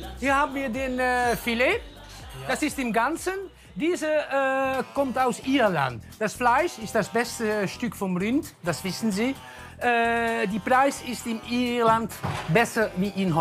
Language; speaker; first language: German; non-native, learner; Dutch